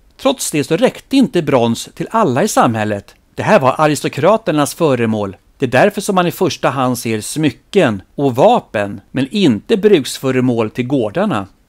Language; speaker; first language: Swedish; native; Swedish